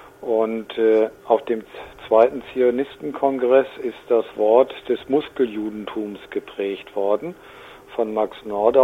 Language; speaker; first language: German; native; German